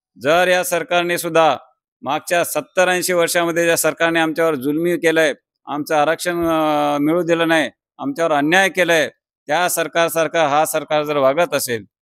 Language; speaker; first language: Marathi; non-native, local second language; Lambadi